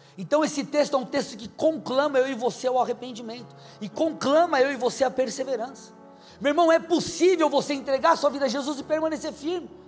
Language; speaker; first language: Portuguese; native; Portuguese